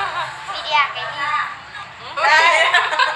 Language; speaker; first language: Vietnamese; non-native, learner; Indonesian